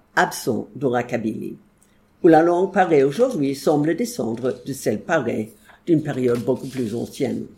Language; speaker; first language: French; non-native, fluent; English